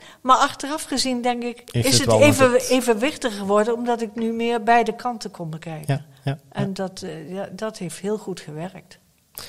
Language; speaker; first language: Dutch; native; Dutch